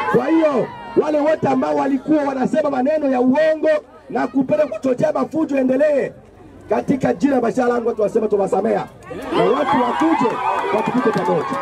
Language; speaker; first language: Swahili; non-native, local second language; Bembe